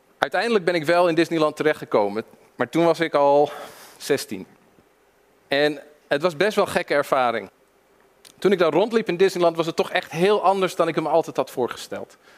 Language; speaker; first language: Dutch; early bilingual, other home language; English